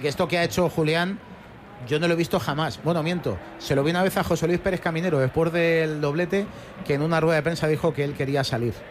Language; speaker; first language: Spanish; native; Spanish